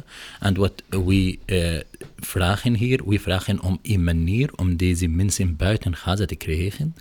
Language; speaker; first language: Dutch; non-native, learner; Arabic